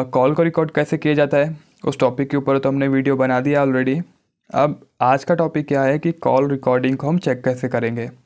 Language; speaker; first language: Hindi; native; Hindi